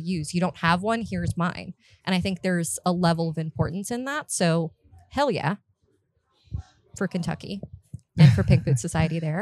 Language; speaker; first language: English; native; English